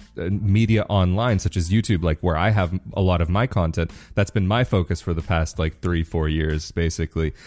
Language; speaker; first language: English; native; English